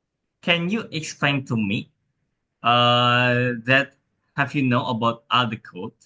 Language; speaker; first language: English; non-native, learner; Indonesian